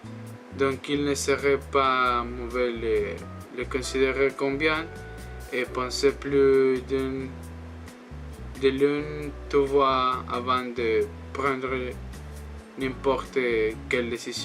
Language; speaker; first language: French; non-native, learner; Spanish